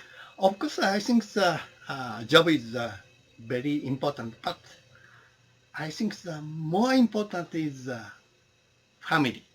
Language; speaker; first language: English; non-native, learner; Japanese